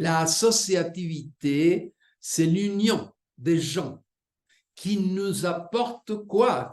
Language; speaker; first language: French; non-native, fluent; Spanish